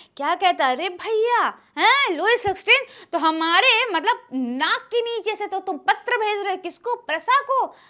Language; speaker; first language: Hindi; native; Hindi